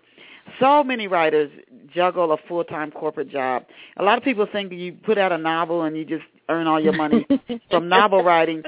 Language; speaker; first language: English; native; English